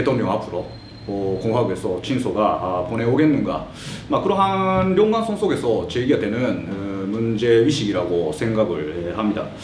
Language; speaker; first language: Korean; early bilingual, heritage; Korean